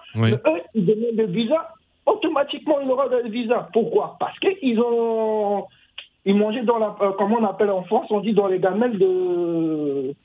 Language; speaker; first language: French; non-native, local second language; Sango